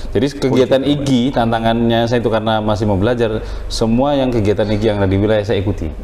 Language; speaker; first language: Indonesian; non-native, local second language; Madurese